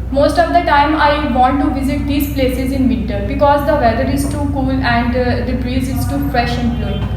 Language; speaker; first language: English; non-native, local second language; Urdu